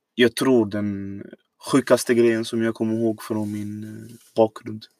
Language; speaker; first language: Swedish; non-native, fluent; Arabic